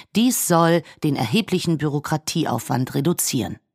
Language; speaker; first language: German; native; German